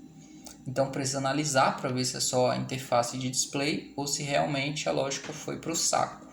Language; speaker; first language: Portuguese; native; Portuguese